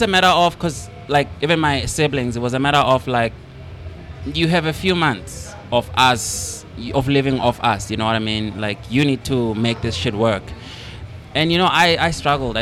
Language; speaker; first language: English; non-native, local second language; Swati